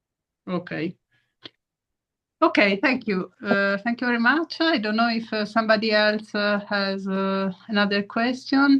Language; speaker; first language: English; non-native, fluent; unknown